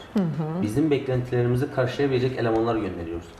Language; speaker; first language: Turkish; native; Turkish